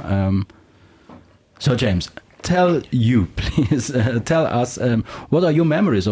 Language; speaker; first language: English; non-native, fluent; German